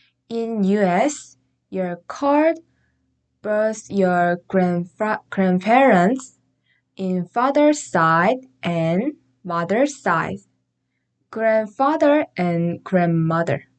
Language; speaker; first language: English; non-native, fluent; Korean